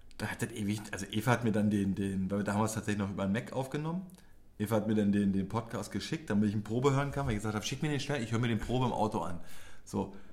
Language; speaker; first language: German; early bilingual, other home language; Polish